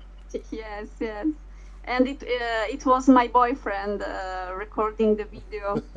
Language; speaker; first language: English; non-native, fluent; Italian